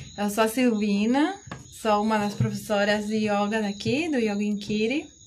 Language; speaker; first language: Portuguese; non-native, fluent; Spanish